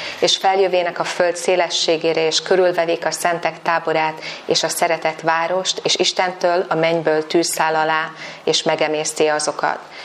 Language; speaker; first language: Hungarian; native; Hungarian